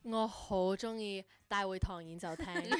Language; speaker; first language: Cantonese; early bilingual, heritage; English